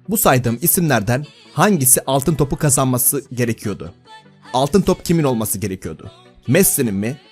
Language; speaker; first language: Turkish; native; Turkish